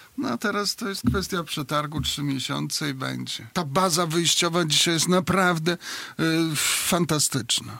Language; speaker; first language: Polish; native; Polish